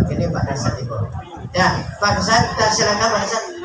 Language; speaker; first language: Indonesian; native; Indonesian